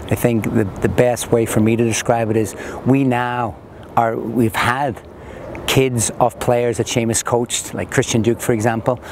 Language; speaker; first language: English; native; English